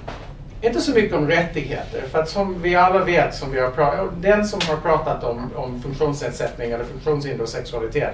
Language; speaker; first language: Swedish; non-native, fluent; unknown